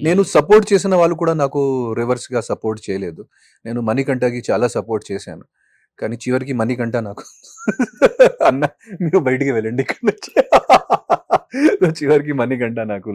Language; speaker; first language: Telugu; non-native, fluent; Hindi